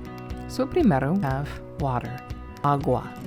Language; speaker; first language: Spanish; non-native, fluent; English